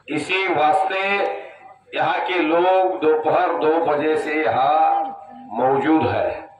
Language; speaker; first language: Hindi; non-native, local second language; Marathi